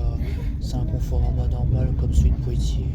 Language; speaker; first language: French; native; French